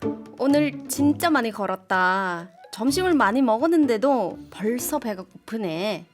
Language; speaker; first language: Korean; non-native, fluent; Thai